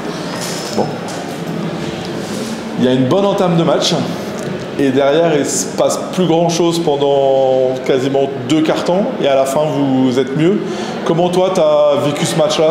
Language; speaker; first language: French; native; French